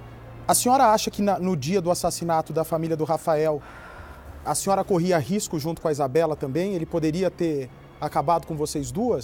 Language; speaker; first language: Portuguese; native; Portuguese